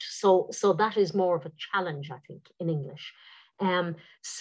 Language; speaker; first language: English; non-native, local second language; Irish